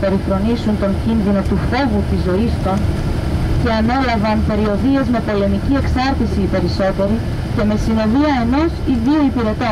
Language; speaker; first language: Greek; native; Greek